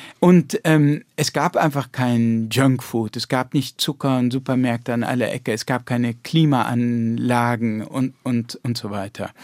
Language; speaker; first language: German; early bilingual, heritage; German